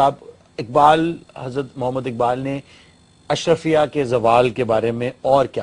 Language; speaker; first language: Urdu; native; Urdu